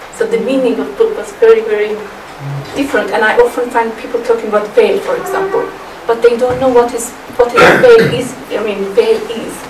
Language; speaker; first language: English; non-native, fluent; Turkish